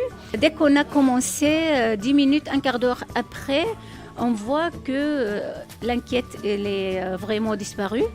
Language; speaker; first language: French; non-native, fluent; Arabic